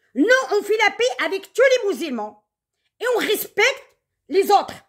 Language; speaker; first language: French; non-native, local second language; Arabic